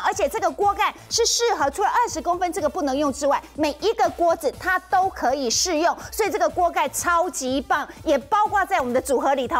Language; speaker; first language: Chinese; native; Chinese